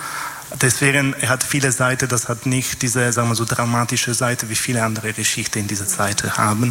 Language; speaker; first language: German; non-native, fluent; Italian